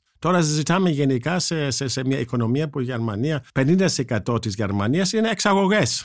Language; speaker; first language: Greek; non-native, fluent; German